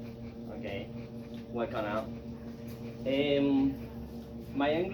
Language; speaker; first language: English; non-native, learner; Spanish